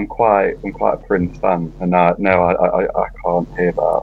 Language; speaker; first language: English; native; English